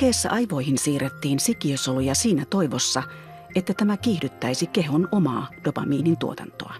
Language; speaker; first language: Finnish; native; Finnish